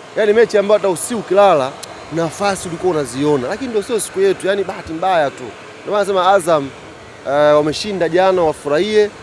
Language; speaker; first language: Swahili; native; Swahili